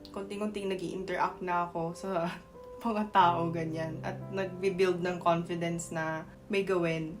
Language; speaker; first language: Filipino; non-native, fluent; Korean